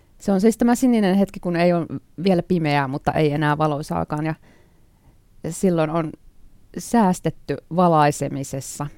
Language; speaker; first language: Finnish; native; Finnish